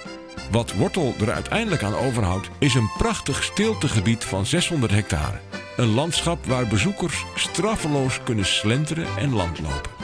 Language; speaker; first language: Dutch; native; Dutch